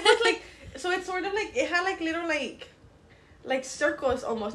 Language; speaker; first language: English; early bilingual, other home language; Spanish